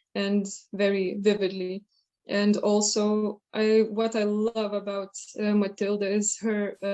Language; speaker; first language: English; non-native, fluent; Lithuanian